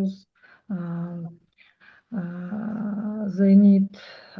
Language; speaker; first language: English; non-native, learner; Russian